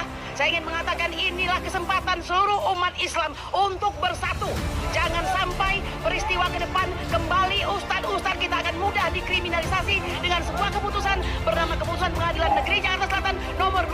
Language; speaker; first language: Indonesian; native; Indonesian